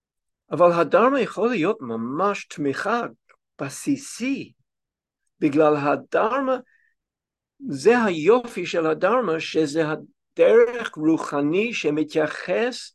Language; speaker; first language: Hebrew; non-native, fluent; English